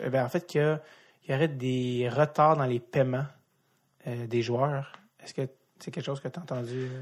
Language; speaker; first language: French; native; French